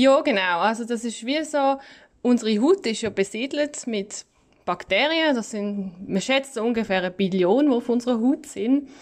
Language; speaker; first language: German; native; German